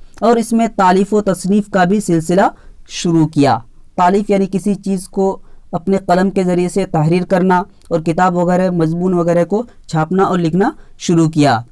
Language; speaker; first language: Urdu; native; Urdu